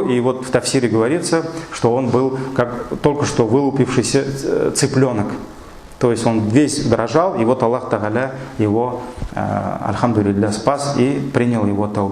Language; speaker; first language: Russian; non-native, local second language; Tatar